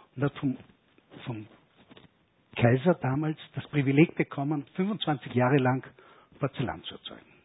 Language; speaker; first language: German; native; German